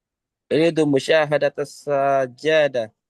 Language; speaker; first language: Arabic; non-native, learner; Indonesian